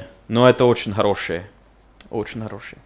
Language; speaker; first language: Russian; non-native, fluent; English